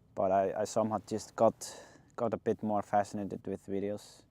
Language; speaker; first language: English; non-native, fluent; Icelandic